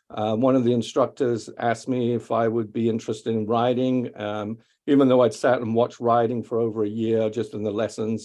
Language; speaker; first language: English; native; English